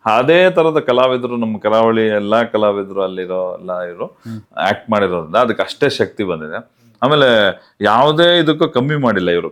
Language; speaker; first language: Kannada; non-native, local second language; Tulu